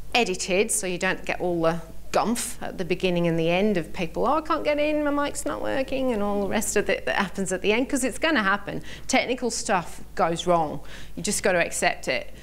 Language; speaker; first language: English; native; English